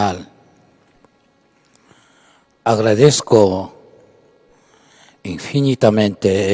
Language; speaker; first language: Spanish; non-native, local second language; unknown